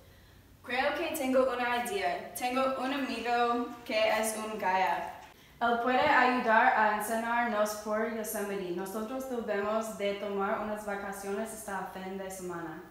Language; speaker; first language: Spanish; non-native, learner; English